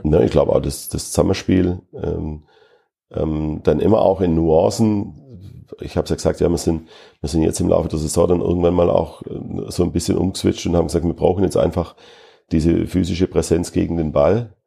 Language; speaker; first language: German; native; German